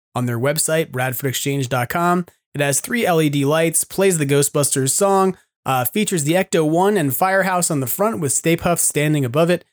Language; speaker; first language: English; native; English